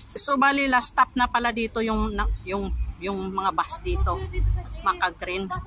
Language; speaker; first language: Filipino; native; Filipino